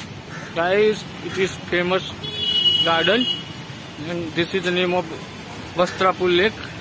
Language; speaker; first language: English; non-native, learner; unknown